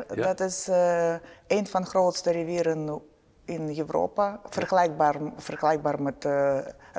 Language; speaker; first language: Dutch; non-native, learner; Ukrainian